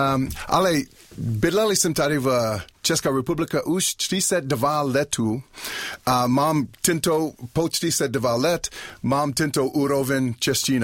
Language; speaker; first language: Czech; non-native, learner; English